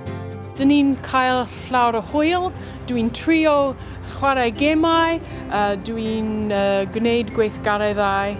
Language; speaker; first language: Welsh; non-native, learner; English